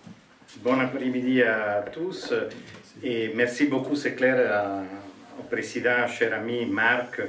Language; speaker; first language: French; non-native, fluent; Italian